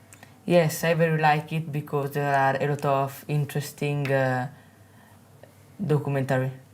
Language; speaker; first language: English; non-native, learner; Italian